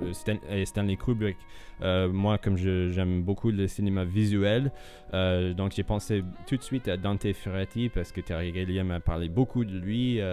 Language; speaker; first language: French; non-native, fluent; English